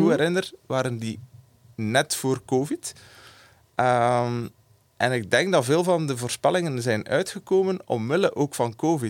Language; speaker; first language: Dutch; native; Dutch